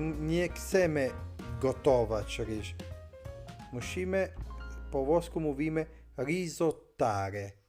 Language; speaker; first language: Polish; non-native, learner; Italian